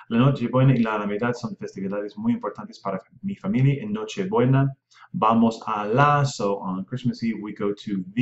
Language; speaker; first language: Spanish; non-native, fluent; English